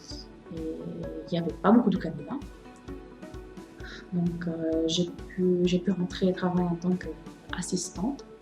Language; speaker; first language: French; non-native, fluent; Romanian